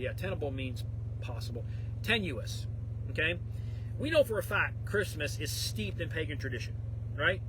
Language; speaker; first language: English; native; English